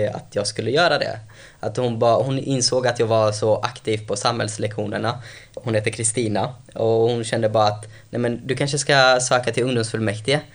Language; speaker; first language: Swedish; early bilingual, other home language; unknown